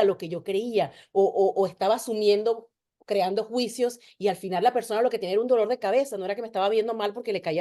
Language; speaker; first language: Spanish; native; Spanish